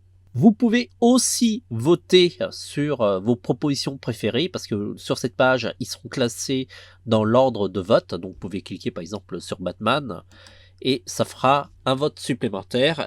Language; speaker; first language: French; native; French